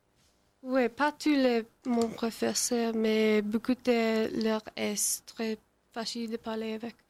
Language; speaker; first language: French; non-native, learner; English